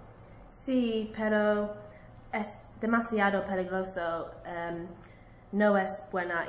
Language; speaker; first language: Spanish; non-native, learner; English